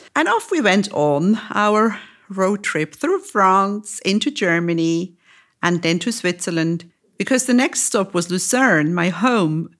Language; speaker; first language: English; non-native, fluent; German